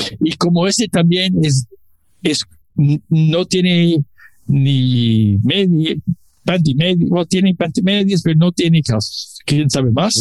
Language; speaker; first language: Spanish; non-native, learner; English